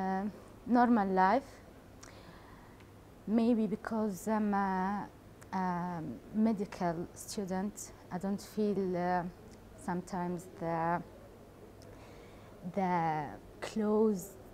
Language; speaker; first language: English; non-native, learner; Arabic